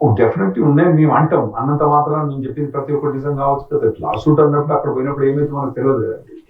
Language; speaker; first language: Telugu; native; Telugu